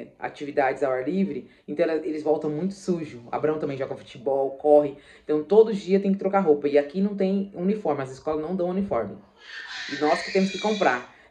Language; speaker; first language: Portuguese; native; Portuguese